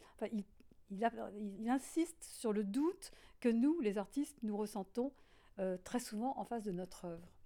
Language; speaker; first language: French; native; French